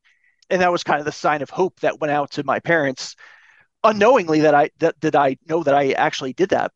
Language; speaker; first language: English; native; English